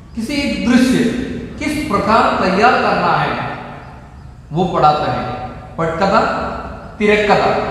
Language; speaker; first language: Hindi; non-native, local second language; Malayalam